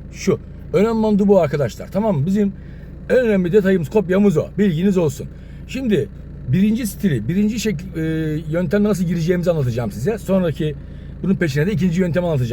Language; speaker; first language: Turkish; native; Turkish